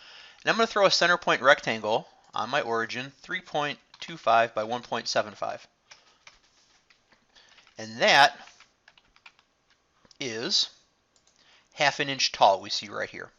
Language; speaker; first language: English; native; English